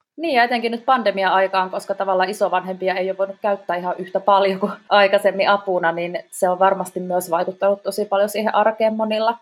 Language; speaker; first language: Finnish; native; Finnish